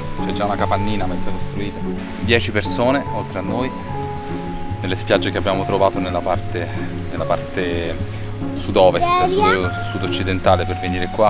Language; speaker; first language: Italian; native; Italian